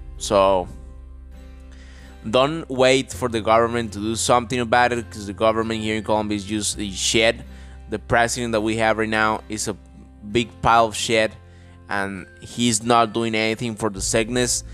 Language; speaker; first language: English; non-native, fluent; Spanish